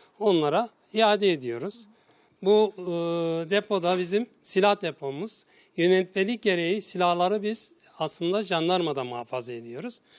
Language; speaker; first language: Turkish; native; Turkish